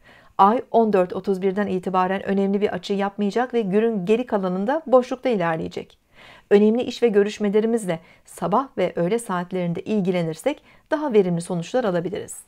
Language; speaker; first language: Turkish; native; Turkish